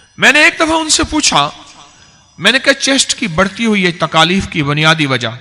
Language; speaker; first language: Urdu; native; Urdu